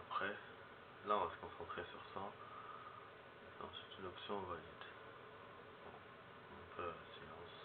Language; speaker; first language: French; native; French